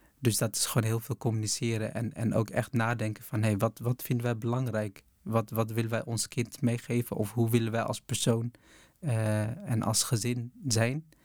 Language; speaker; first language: Dutch; early bilingual, other home language; Tigrinya